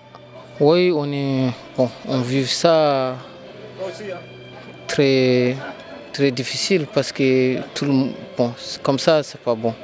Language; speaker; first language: French; non-native, learner; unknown